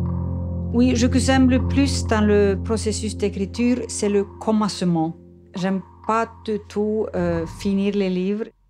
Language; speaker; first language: French; non-native, fluent; Icelandic